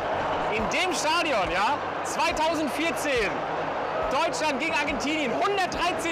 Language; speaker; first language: German; native; German